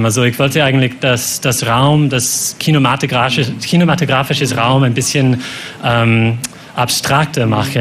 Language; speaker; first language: German; non-native, fluent; English